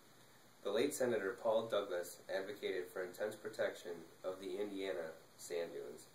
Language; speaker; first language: English; native; English